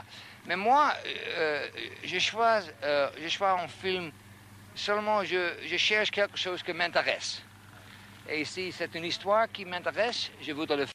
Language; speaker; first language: French; non-native, fluent; English